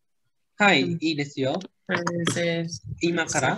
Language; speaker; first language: Japanese; non-native, fluent; Khmer